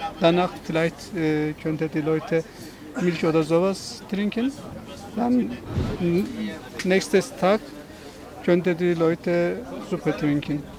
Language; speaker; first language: German; non-native, fluent; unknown